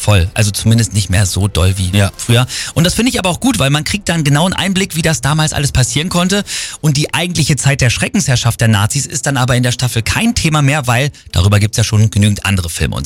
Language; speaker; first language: German; native; German